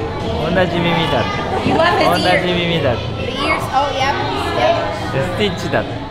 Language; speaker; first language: Japanese; native; Japanese